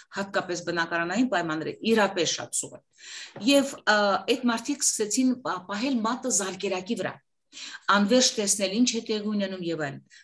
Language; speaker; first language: Armenian; native; Armenian